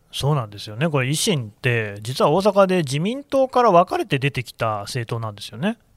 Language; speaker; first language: Japanese; native; Japanese